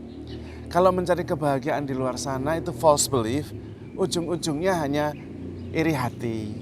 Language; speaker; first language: Indonesian; native; Indonesian